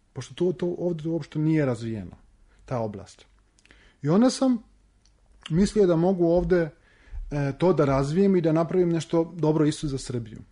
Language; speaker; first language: Serbian; early bilingual, heritage; Serbian